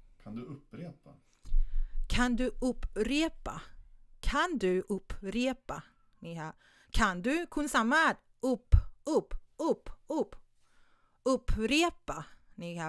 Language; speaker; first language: Swedish; non-native, fluent; Thai